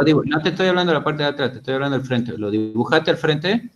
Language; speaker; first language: Spanish; native; Spanish